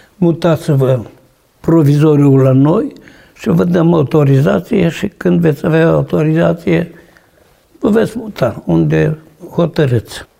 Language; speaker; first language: Romanian; native; Romanian